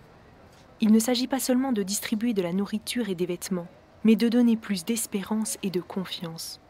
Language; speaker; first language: French; native; French